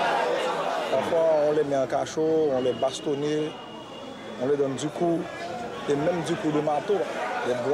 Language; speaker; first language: French; non-native, local second language; Haitian Creole